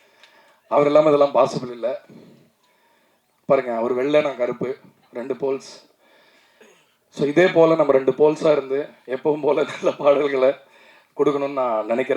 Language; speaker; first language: Tamil; native; Tamil